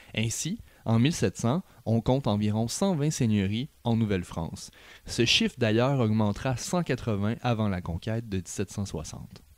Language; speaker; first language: French; native; French